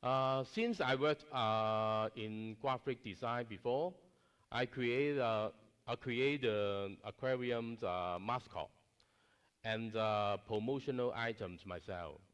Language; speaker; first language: English; non-native, learner; Cantonese